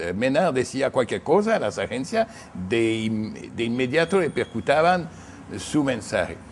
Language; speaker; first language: Spanish; non-native, fluent; English